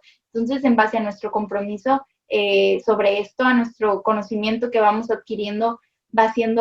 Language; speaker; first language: Spanish; native; Spanish